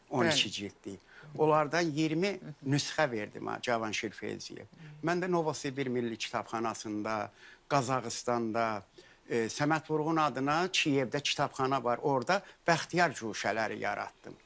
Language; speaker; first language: Azerbaijani; native; Azerbaijani